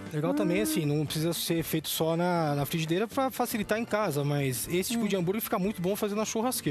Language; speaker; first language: Portuguese; native; Portuguese